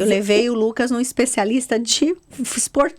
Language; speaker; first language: Portuguese; native; Portuguese